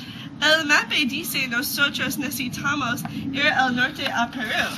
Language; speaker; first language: Spanish; non-native, learner; English